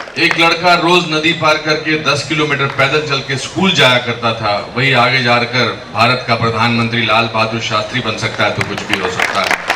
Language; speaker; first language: Hindi; native; Hindi